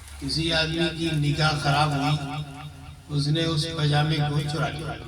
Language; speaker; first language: Urdu; native; Urdu